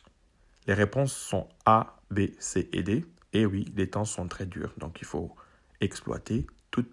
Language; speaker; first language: French; native; French